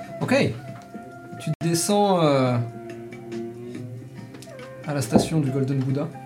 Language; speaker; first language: French; native; French